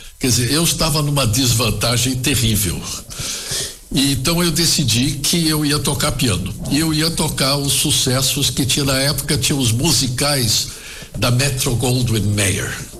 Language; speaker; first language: Portuguese; early bilingual, other home language; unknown